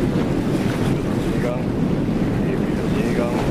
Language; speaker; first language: German; native; German